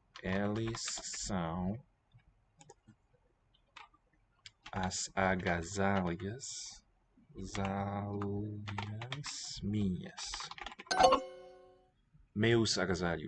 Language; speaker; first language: Portuguese; non-native, learner; English